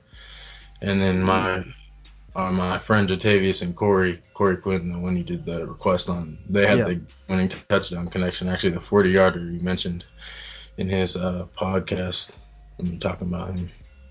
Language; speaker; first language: English; native; English